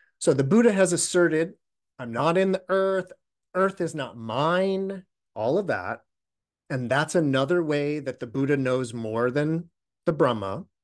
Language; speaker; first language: English; native; English